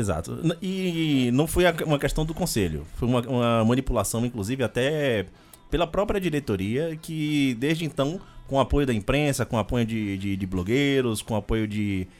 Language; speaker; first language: Portuguese; native; Portuguese